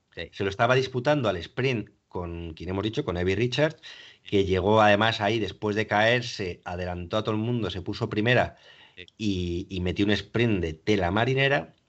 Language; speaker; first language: Spanish; native; Spanish